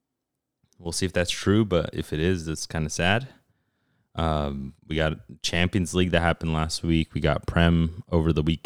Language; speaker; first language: English; early bilingual, other home language; Spanish